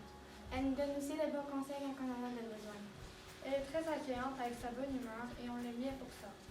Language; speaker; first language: French; native; French